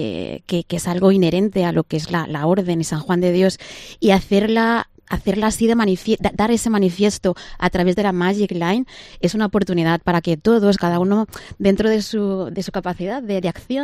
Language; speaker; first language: Spanish; native; Spanish